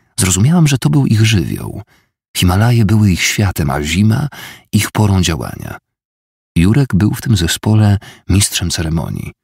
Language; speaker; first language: Polish; native; Polish